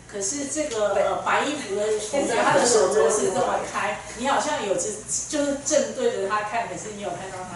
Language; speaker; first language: Chinese; native; Chinese